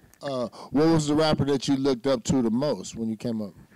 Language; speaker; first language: English; native; English